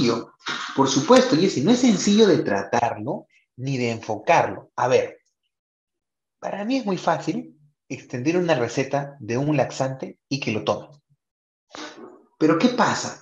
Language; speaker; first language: Spanish; native; Spanish